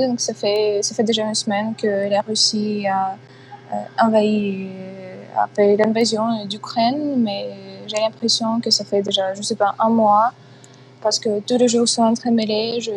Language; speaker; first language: French; non-native, fluent; Ukrainian